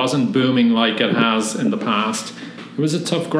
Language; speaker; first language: English; native; English